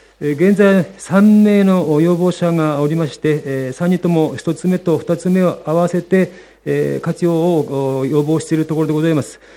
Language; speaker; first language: Japanese; native; Japanese